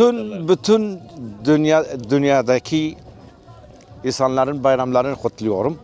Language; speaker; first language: Turkish; non-native, local second language; Kurdish